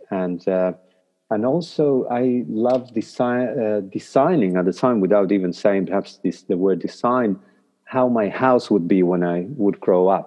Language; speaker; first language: English; non-native, fluent; Spanish